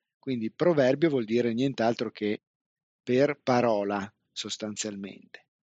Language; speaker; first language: Italian; native; Italian